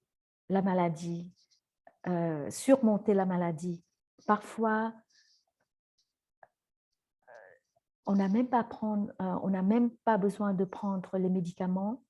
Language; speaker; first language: French; non-native, fluent; Vietnamese